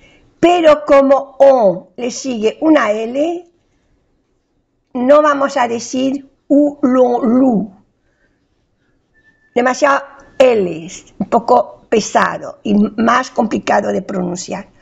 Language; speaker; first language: Spanish; non-native, fluent; French